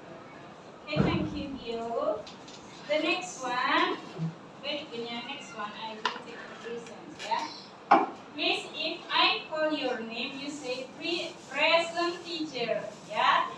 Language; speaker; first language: English; non-native, learner; Indonesian